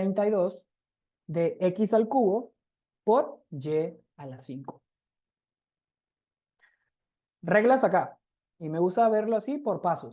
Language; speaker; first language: Spanish; native; Spanish